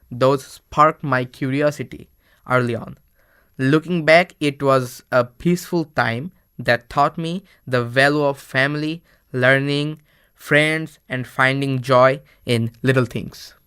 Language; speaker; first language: English; non-native, local second language; Bangla